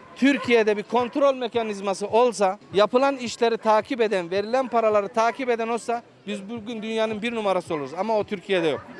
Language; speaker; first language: Turkish; native; Turkish